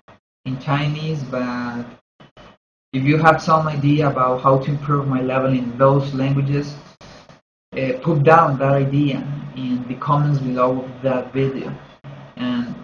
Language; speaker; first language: English; non-native, learner; Spanish